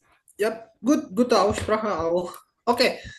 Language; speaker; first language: German; non-native, fluent; Indonesian